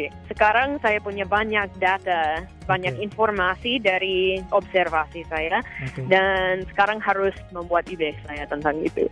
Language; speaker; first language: Indonesian; non-native, fluent; English